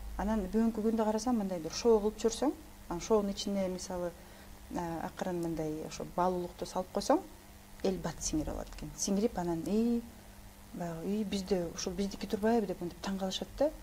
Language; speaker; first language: Kyrgyz; non-native, local second language; Russian